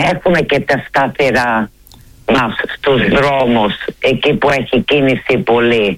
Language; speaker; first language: Greek; early bilingual, heritage; Greek